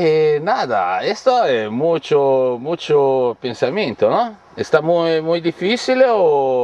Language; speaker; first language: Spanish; non-native, learner; Italian